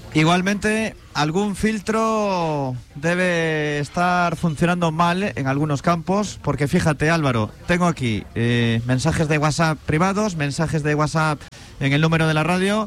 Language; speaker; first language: Spanish; native; Spanish